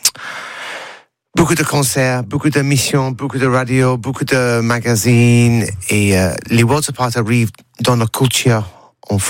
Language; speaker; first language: French; non-native, learner; English